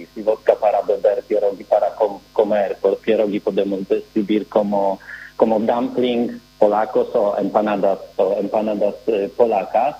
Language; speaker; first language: Spanish; non-native, learner; Polish